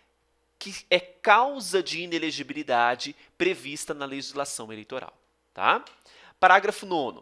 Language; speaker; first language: Portuguese; native; Portuguese